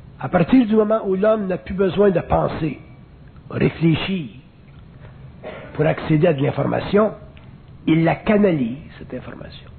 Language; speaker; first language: French; native; French